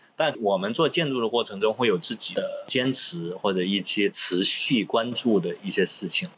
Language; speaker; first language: Chinese; non-native, local second language; Cantonese